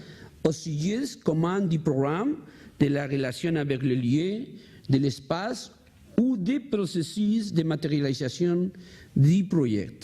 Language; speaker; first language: French; non-native, learner; Spanish